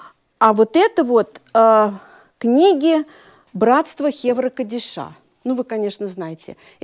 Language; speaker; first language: Russian; native; Russian